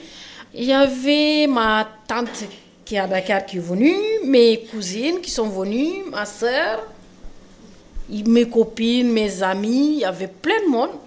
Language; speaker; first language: French; non-native, local second language; Wolof